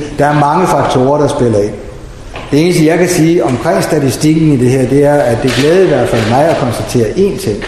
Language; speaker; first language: Danish; native; Danish